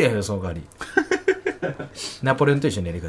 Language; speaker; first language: Japanese; native; Japanese